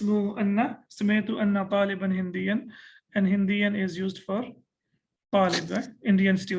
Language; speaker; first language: Arabic; non-native, fluent; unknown